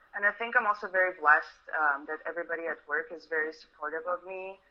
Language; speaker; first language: English; early bilingual, other home language; Russian